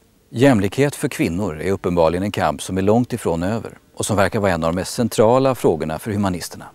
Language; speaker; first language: Swedish; native; Swedish